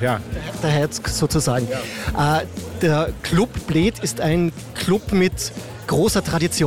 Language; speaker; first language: German; native; German